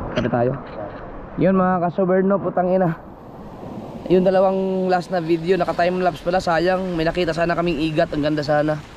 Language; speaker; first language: Filipino; non-native, local second language; Cebuano